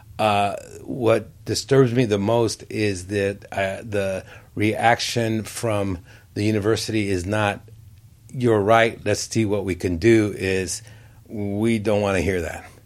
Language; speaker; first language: English; native; English